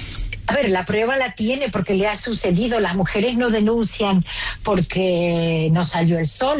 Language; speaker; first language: Spanish; native; Spanish